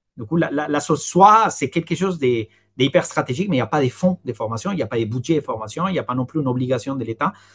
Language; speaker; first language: French; non-native, fluent; Spanish